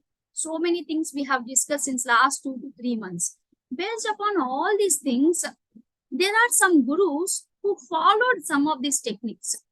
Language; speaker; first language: English; non-native, local second language; Telugu